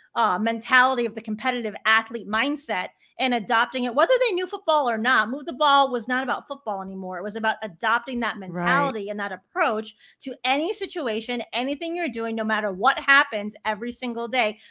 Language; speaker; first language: English; native; English